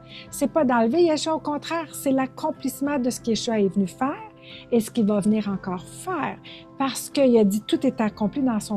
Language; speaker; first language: French; native; French